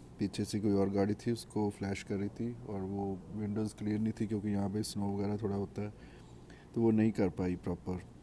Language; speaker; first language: Hindi; native; Hindi